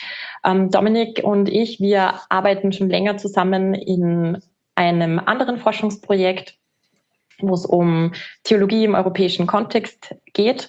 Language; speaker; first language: German; native; German